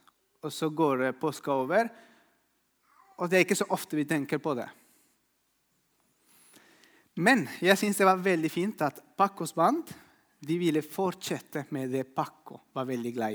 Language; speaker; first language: Norwegian; non-native, fluent; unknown